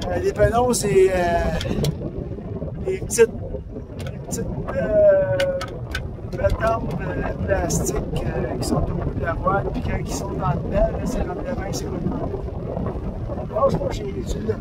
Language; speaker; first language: French; native; French